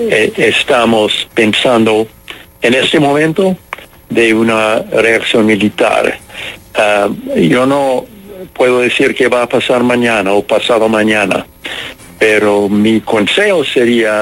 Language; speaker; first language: Spanish; non-native, fluent; English